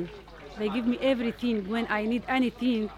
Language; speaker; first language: English; non-native, learner; Arabic